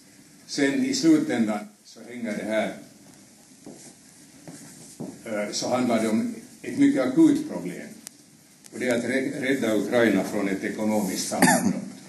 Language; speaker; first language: Swedish; native; Swedish